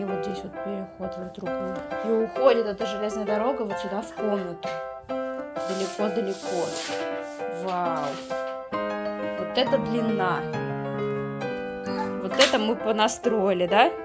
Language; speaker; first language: Russian; native; Russian